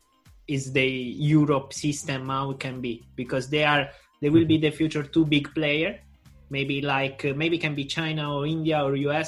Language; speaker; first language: English; non-native, learner; Italian